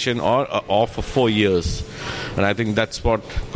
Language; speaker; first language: English; non-native, local second language; Hindi